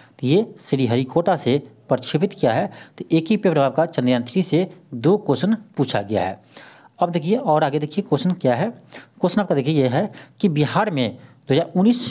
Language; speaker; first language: Hindi; native; Hindi